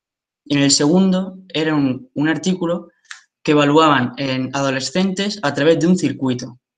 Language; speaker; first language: Spanish; native; Spanish